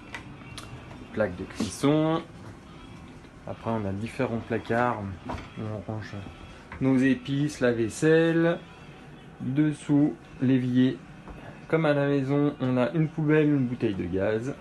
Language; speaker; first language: French; native; French